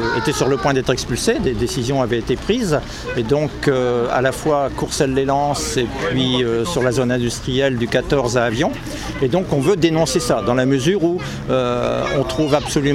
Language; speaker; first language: French; native; French